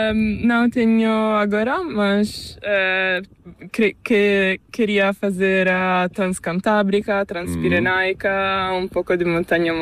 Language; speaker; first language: Spanish; non-native, learner; Italian